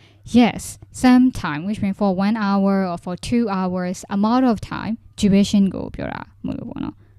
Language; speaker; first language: English; non-native, fluent; Burmese